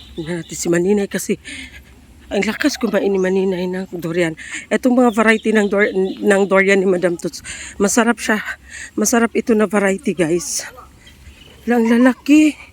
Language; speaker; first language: Filipino; non-native, local second language; Cebuano